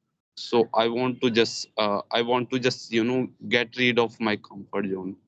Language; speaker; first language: English; non-native, learner; Hindi